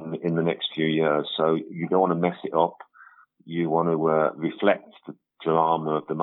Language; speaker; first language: English; native; English